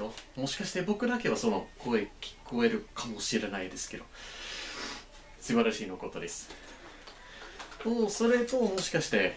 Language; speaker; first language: Japanese; non-native, learner; English